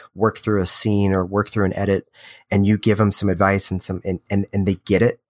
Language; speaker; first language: English; native; English